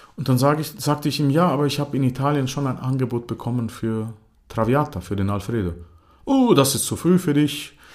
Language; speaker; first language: German; non-native, fluent; Croatian